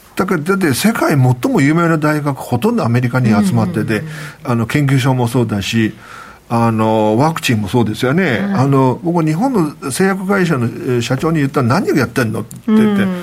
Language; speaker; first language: Japanese; non-native, fluent; Chinese